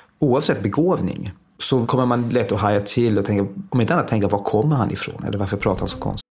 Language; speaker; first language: Swedish; early bilingual, heritage; Swedish